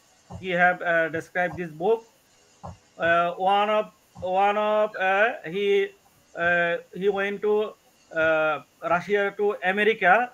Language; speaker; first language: English; non-native, learner; Bangla